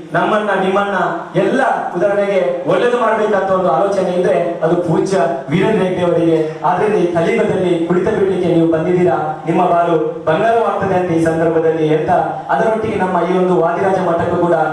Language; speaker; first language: Kannada; native; Kannada